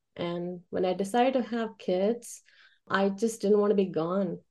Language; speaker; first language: English; early bilingual, other home language; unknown